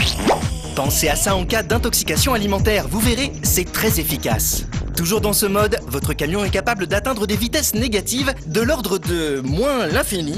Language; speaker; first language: French; native; French